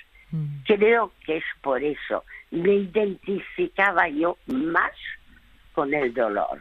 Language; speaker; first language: Spanish; non-native, fluent; French